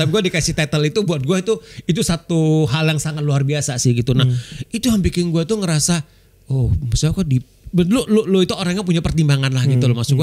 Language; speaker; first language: Indonesian; native; Indonesian